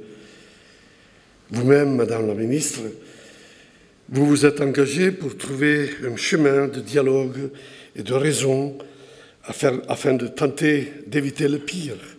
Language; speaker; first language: French; non-native, fluent; Italian